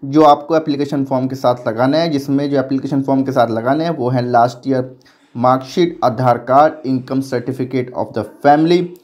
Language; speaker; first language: Hindi; native; Hindi